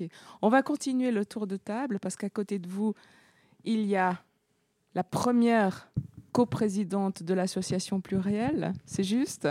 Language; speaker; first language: French; native; French